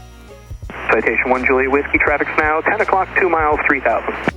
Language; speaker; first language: English; native; English